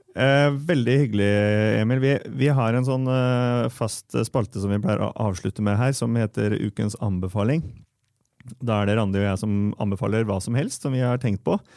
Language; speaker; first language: Norwegian; native; Norwegian